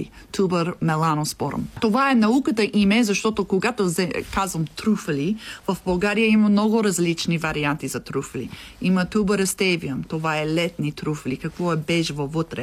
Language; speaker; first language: Bulgarian; non-native, learner; English